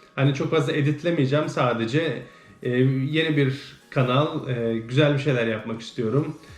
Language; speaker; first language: Turkish; early bilingual, heritage; Turkish